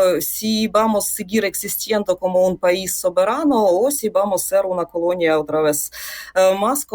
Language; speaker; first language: Spanish; non-native, fluent; Ukrainian